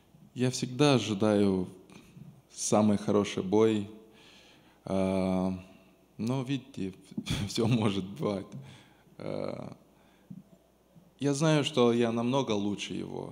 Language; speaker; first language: Russian; non-native, local second language; Romanian